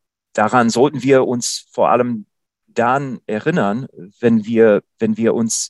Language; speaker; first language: German; non-native, fluent; English